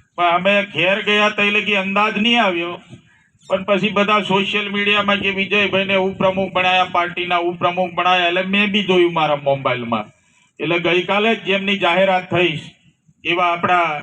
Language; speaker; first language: Gujarati; non-native, local second language; Rathawi